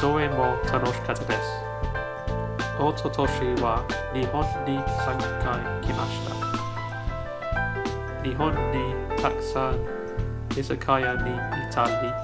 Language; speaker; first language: Japanese; non-native, learner; English